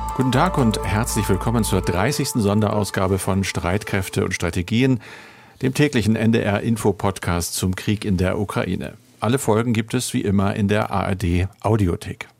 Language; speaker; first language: German; native; German